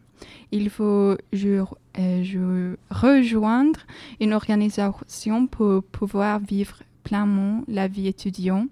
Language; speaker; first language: French; non-native, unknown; Swedish